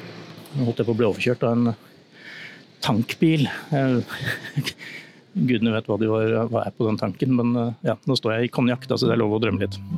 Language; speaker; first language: Norwegian; native; Norwegian